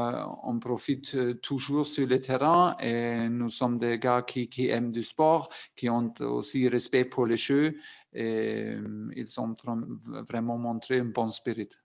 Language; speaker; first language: French; non-native, fluent; German